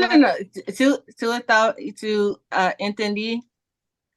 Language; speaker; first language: Spanish; non-native, learner; English